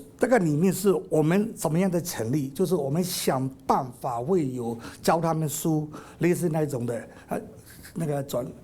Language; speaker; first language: Chinese; non-native, fluent; Burmese